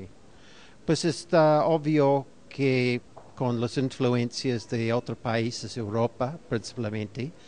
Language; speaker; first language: Spanish; non-native, fluent; English